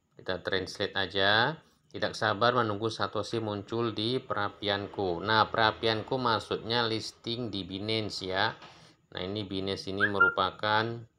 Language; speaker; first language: Indonesian; native; Indonesian